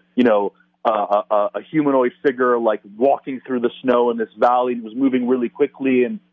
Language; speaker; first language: English; native; English